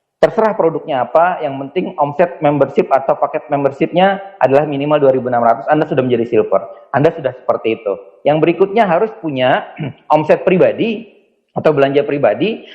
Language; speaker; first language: Indonesian; native; Indonesian